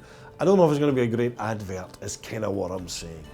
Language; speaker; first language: English; native; English